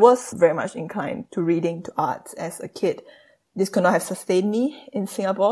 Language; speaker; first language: English; native; English